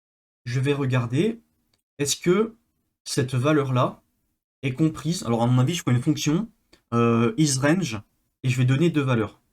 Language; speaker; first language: French; native; French